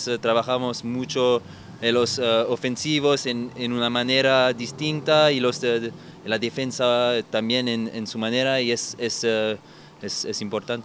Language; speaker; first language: Spanish; non-native, learner; French